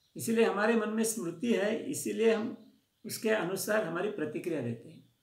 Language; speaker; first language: Hindi; non-native, local second language; Marathi